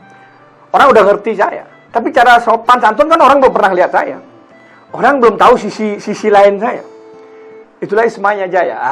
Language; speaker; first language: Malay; non-native, local second language; Balinese